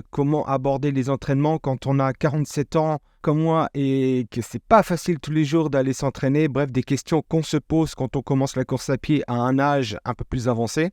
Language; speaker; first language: French; native; French